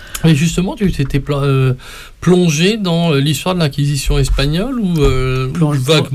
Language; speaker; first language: French; native; French